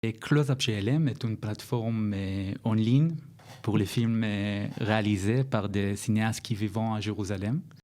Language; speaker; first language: French; non-native, learner; Hebrew